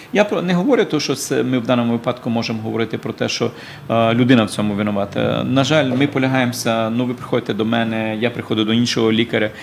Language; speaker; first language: Ukrainian; native; Ukrainian